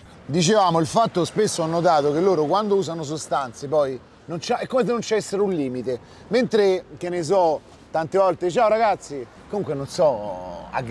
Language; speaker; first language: Italian; native; Italian